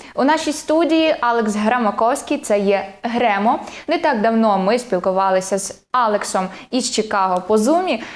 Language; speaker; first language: Ukrainian; native; Ukrainian